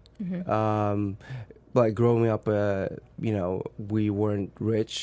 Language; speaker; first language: English; non-native, fluent; Russian